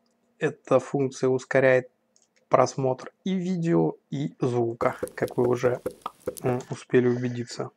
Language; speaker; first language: Russian; native; Russian